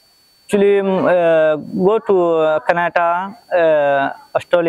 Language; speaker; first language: English; non-native, learner; Rohingya